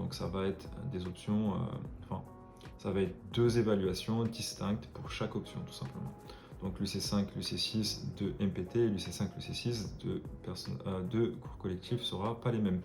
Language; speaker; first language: French; native; French